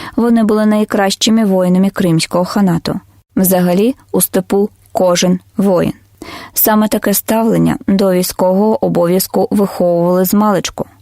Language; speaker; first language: Ukrainian; non-native, local second language; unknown